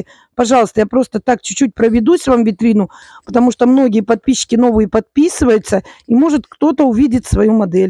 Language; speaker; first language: Russian; native; Russian